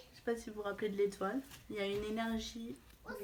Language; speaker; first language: French; native; French